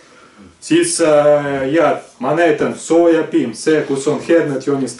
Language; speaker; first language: Estonian; non-native, local second language; Russian